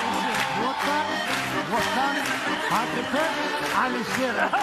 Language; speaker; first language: Russian; non-native, learner; Tajik